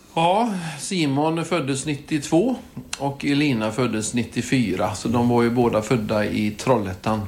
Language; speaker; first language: Swedish; native; Swedish